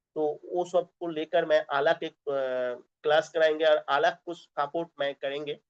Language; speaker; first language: Hindi; non-native, local second language; Bangla